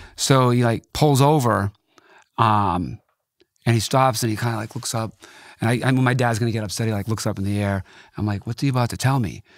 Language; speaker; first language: English; native; English